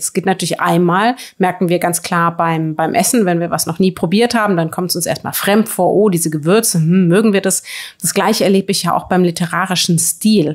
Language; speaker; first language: German; native; German